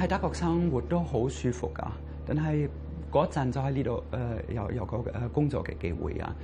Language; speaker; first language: Chinese; non-native, fluent; German